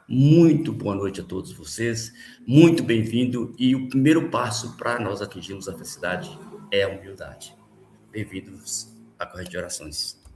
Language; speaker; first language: Portuguese; native; Portuguese